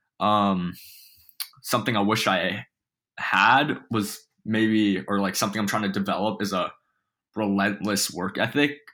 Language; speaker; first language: English; early bilingual, other home language; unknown